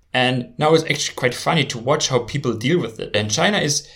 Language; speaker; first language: English; non-native, fluent; German